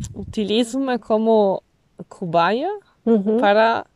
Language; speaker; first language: Portuguese; non-native, fluent; Italian